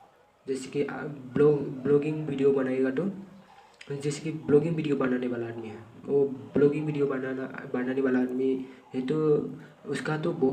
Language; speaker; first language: Hindi; non-native, local second language; Bodo